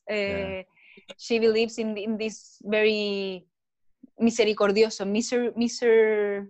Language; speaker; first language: English; non-native, learner; Spanish